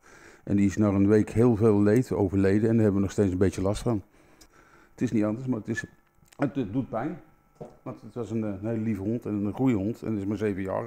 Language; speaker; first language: Dutch; native; Dutch